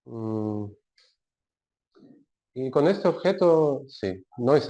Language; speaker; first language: Spanish; non-native, learner; Russian